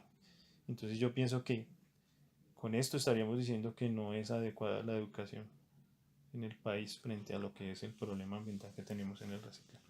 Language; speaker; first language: Spanish; native; Spanish